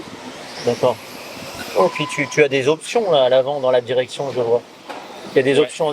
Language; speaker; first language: French; native; French